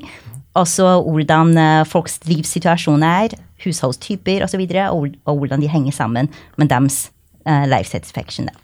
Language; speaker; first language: Norwegian; non-native, fluent; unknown